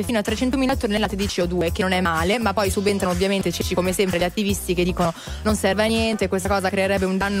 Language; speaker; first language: Italian; native; Italian